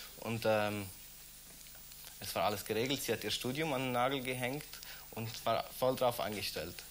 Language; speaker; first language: German; native; German